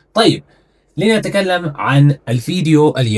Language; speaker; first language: Arabic; non-native, learner; English